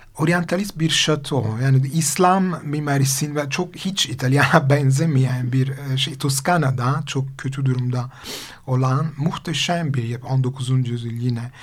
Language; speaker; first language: Turkish; non-native, fluent; Italian